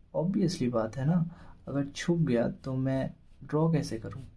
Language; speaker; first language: Hindi; non-native, local second language; Bangla